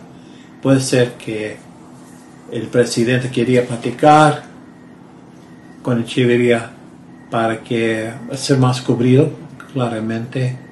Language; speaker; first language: Spanish; early bilingual, heritage; Spanish